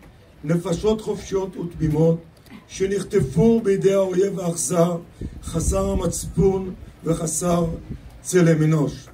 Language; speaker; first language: Hebrew; native; Hebrew